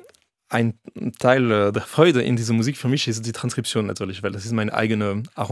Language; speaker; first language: German; non-native, fluent; French